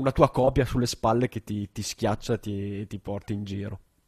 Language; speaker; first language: Italian; native; Italian